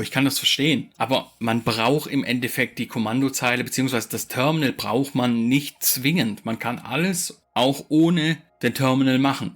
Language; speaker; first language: German; native; German